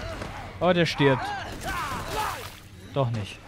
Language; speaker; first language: German; native; German